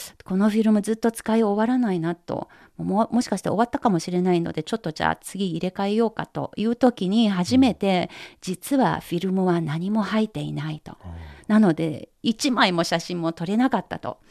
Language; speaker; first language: Japanese; non-native, fluent; Chinese